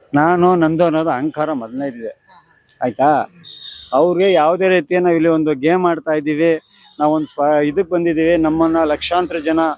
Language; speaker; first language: Kannada; native; Kannada